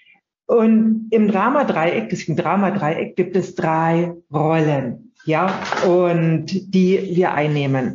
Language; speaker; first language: German; native; German